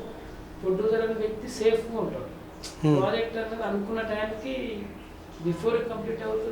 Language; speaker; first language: Telugu; native; Telugu